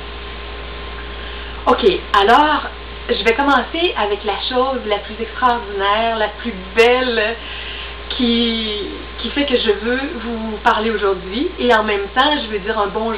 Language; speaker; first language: French; native; French